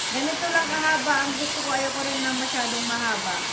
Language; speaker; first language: Filipino; non-native, local second language; Cebuano